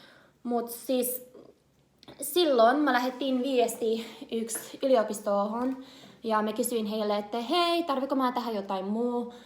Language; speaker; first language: Finnish; non-native, learner; English